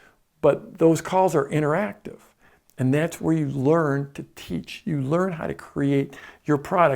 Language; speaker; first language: English; native; English